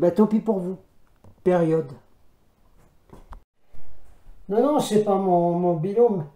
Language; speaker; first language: French; native; French